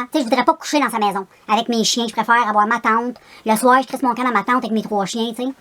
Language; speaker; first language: French; native; French